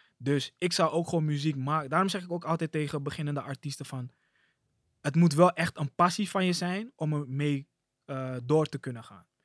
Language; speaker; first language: Dutch; early bilingual, other home language; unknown